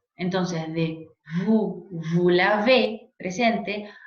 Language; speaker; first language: French; non-native, fluent; Spanish